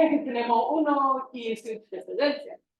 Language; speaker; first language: Spanish; non-native, fluent; English